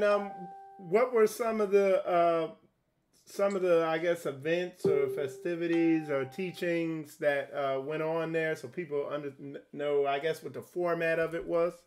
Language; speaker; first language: English; native; English